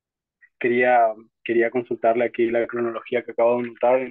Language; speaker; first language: Spanish; native; Spanish